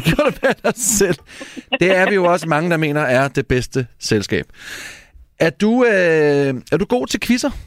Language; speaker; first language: Danish; native; Danish